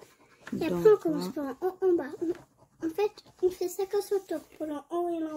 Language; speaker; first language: French; native; French